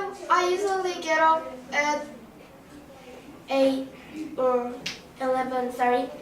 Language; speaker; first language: English; non-native, learner; Korean